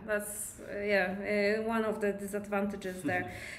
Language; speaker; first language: English; non-native, fluent; Polish